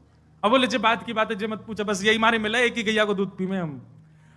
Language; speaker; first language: Hindi; native; Hindi